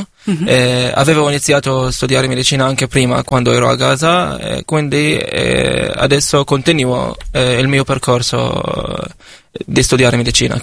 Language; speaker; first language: Italian; non-native, fluent; Arabic